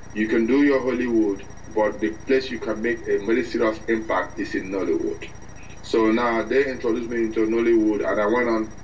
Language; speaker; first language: English; non-native, local second language; Igbo